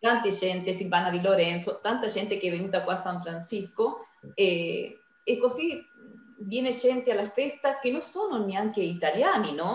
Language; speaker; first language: Italian; non-native, fluent; Spanish